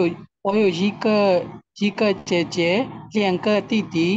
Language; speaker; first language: Chinese; non-native, learner; Burmese